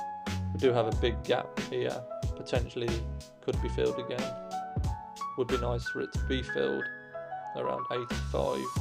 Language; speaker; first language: English; native; English